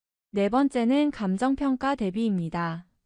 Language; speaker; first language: Korean; native; Korean